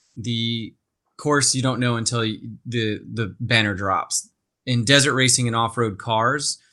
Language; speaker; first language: English; native; English